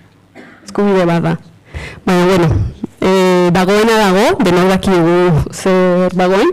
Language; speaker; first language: Basque; non-native, fluent; Spanish